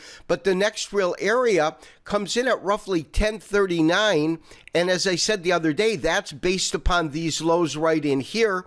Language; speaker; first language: English; native; English